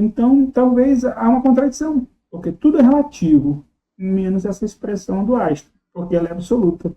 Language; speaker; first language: Portuguese; native; Portuguese